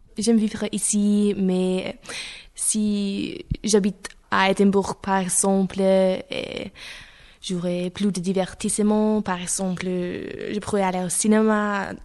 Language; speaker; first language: French; non-native, learner; English